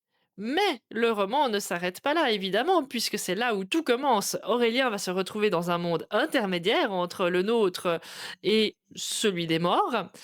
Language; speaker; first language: French; native; French